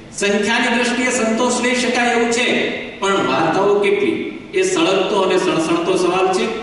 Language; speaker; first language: Gujarati; native; Gujarati